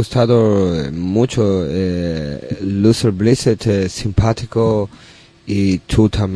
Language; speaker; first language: Spanish; non-native, learner; English